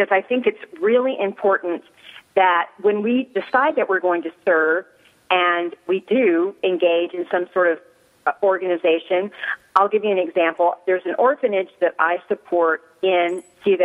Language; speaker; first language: English; native; English